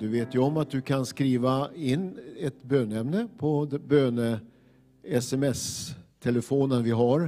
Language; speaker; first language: Swedish; native; Swedish